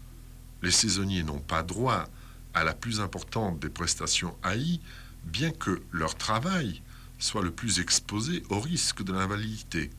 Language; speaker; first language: French; native; French